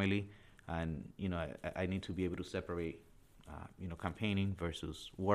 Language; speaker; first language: English; non-native, fluent; Spanish